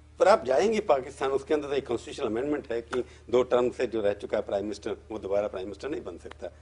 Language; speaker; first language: Hindi; native; Hindi